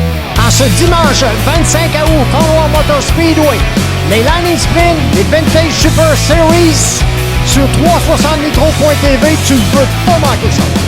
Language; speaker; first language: French; native; French